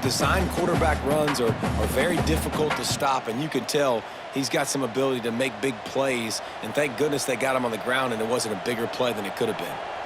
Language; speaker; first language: English; native; English